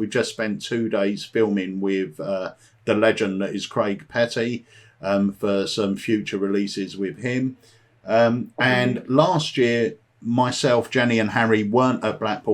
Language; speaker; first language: English; native; English